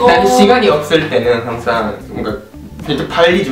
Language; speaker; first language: Korean; non-native, fluent; Japanese